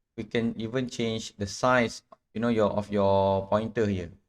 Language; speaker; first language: English; non-native, local second language; Malay